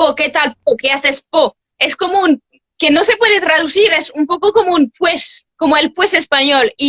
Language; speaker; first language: Spanish; non-native, fluent; French